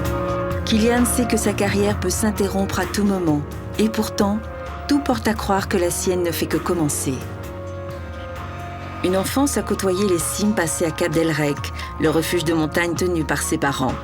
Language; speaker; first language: French; native; French